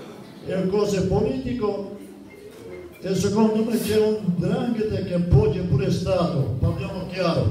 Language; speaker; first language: Italian; non-native, fluent; Kurdish